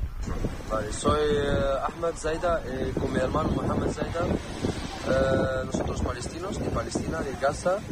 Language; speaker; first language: Spanish; non-native, learner; Arabic